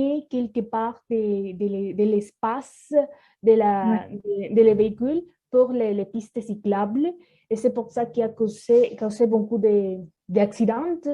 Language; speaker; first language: French; non-native, learner; Spanish